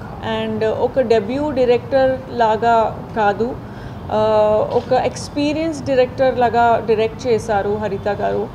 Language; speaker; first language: Telugu; non-native, fluent; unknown